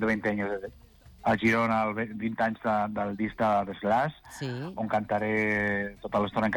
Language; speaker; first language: Catalan; non-native, local second language; Spanish